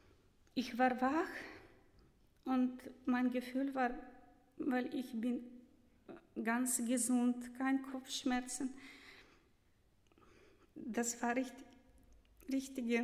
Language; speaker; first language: German; non-native, learner; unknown